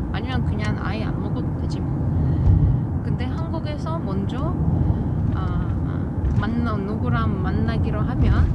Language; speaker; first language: Korean; non-native, learner; Russian